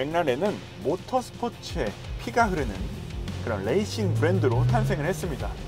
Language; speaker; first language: Korean; native; Korean